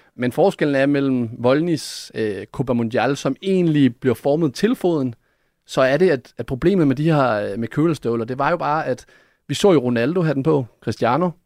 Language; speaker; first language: Danish; early bilingual, other home language; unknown